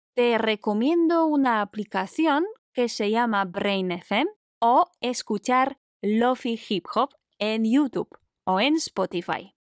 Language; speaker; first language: Spanish; non-native, fluent; Polish